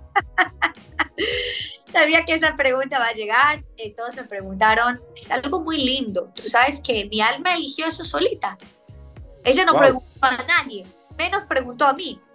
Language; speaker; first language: Spanish; non-native, fluent; Hebrew